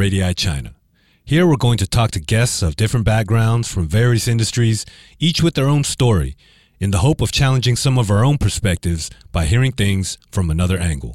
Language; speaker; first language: English; native; English